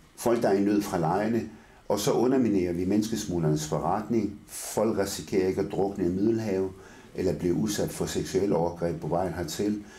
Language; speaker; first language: Danish; early bilingual, other home language; Arabic